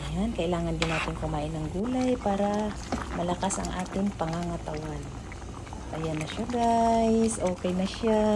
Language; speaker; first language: Filipino; non-native, local second language; Waray